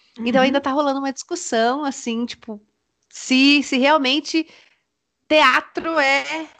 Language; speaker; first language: Portuguese; native; Portuguese